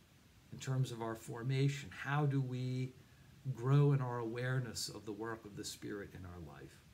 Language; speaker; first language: English; native; English